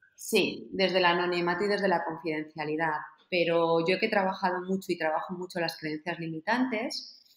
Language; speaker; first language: Spanish; native; Spanish